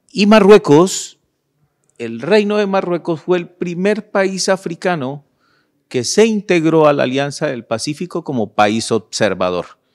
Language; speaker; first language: Spanish; native; Spanish